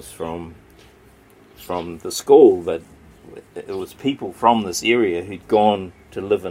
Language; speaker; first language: English; native; English